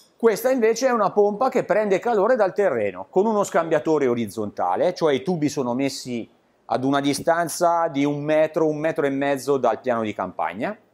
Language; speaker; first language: Italian; native; Italian